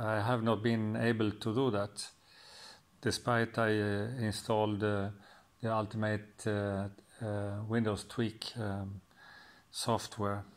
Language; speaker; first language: English; non-native, fluent; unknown